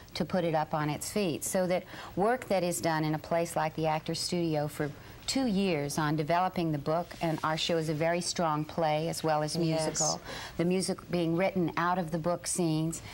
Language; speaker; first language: English; native; English